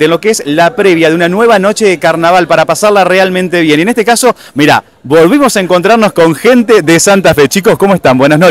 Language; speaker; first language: Spanish; native; Spanish